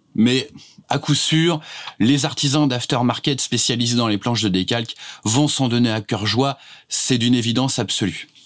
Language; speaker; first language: French; native; French